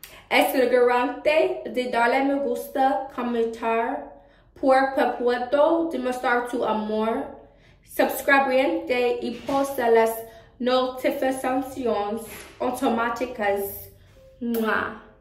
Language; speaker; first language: Spanish; non-native, learner; English